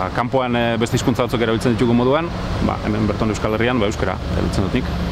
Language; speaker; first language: Basque; non-native, fluent; Polish